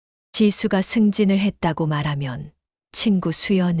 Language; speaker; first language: Korean; native; Korean